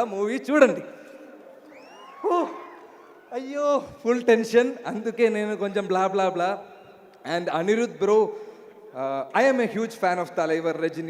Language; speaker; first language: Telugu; non-native, learner; Malayalam